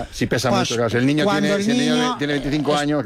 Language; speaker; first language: Spanish; native; Spanish